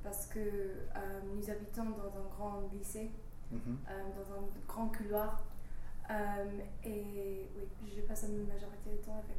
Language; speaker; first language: French; non-native, fluent; English